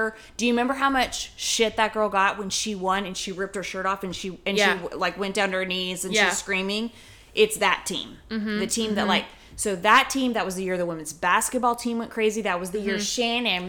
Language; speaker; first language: English; native; English